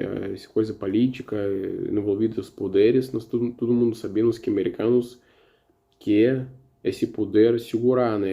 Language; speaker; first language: Portuguese; non-native, learner; Russian